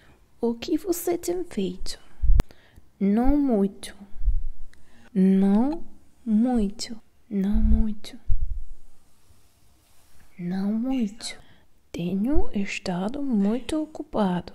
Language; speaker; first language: Portuguese; non-native, learner; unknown